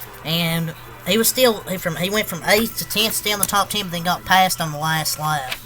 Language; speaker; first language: English; native; English